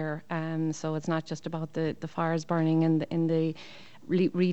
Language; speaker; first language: English; native; English